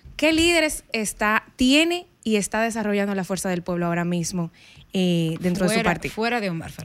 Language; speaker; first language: Spanish; native; Spanish